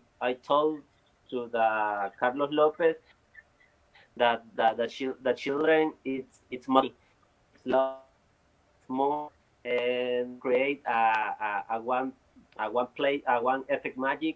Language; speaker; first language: English; non-native, learner; Spanish